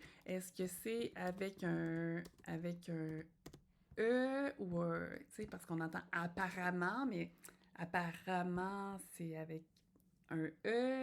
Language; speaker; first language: French; native; French